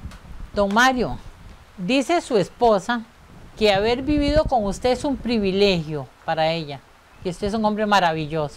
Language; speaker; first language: Spanish; native; Spanish